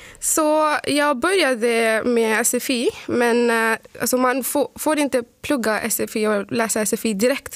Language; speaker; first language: Swedish; non-native, fluent; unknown